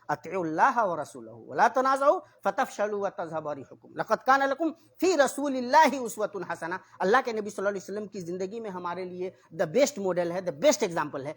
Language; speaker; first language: Urdu; native; Urdu